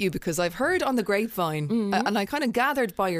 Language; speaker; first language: English; native; English